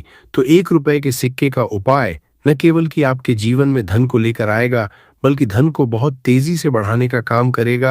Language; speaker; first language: Hindi; native; Hindi